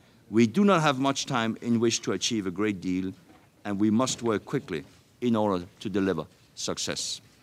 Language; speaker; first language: English; non-native, fluent; Danish